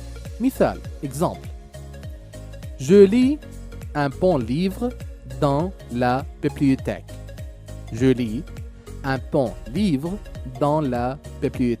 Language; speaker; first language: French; non-native, local second language; Arabic